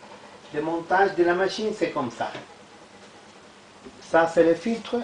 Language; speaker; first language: French; non-native, learner; Italian